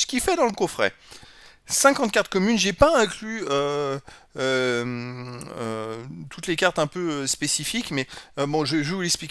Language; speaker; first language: French; native; French